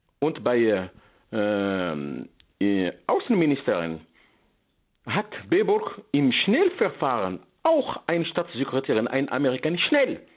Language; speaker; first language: German; non-native, learner; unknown